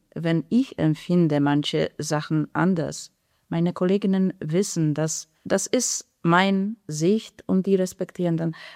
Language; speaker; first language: German; non-native, fluent; Polish